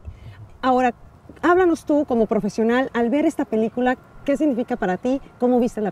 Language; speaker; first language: Spanish; native; Spanish